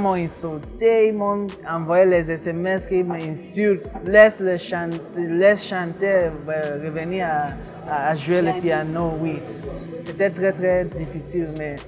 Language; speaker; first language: French; non-native, local second language; English